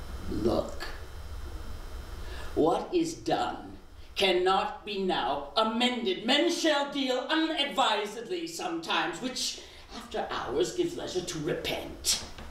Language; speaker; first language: English; native; English